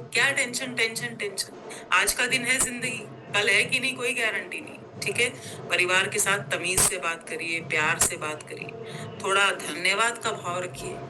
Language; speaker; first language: Hindi; non-native, local second language; Gujarati